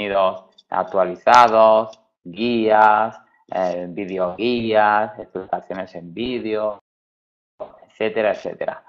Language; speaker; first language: Spanish; native; Spanish